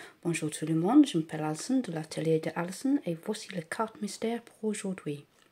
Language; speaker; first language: French; non-native, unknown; English